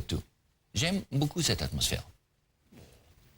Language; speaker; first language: French; non-native, learner; German